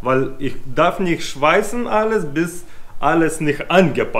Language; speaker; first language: German; non-native, learner; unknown